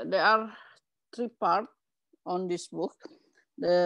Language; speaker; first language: English; non-native, learner; Indonesian